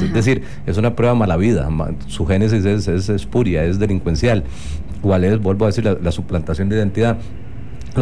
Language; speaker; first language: Spanish; native; Spanish